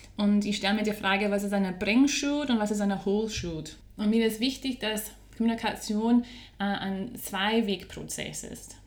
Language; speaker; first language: German; non-native, fluent; English